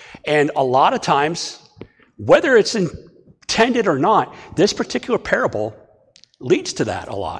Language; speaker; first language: English; native; English